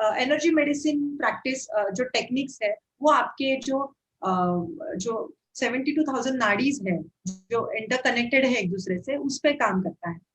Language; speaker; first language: Hindi; non-native, local second language; Marathi